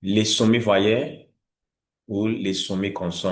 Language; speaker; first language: French; non-native, fluent; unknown